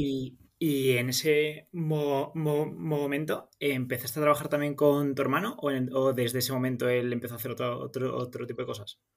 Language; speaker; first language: Spanish; native; Spanish